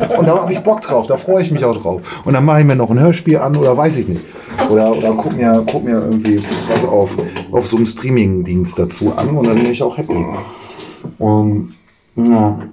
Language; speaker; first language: German; native; German